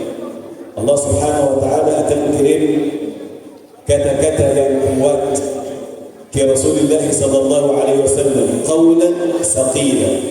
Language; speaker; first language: Indonesian; non-native, learner; Arabic